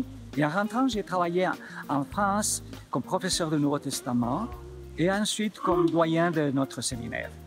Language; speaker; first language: French; non-native, fluent; Spanish